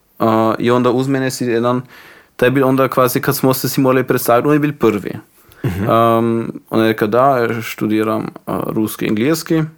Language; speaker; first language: Slovenian; non-native, learner; Croatian